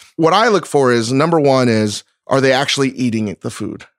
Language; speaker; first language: English; native; English